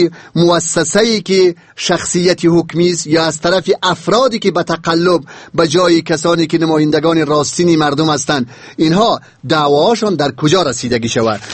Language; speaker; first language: Persian; native; Persian